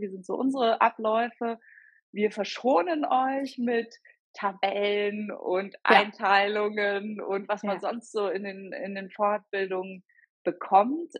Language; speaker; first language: German; native; German